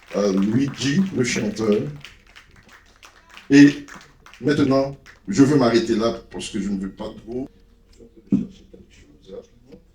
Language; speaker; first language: French; non-native, local second language; Haitian Creole